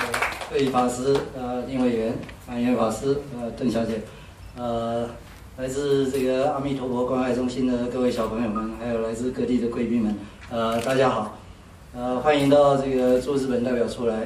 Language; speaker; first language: Chinese; native; Chinese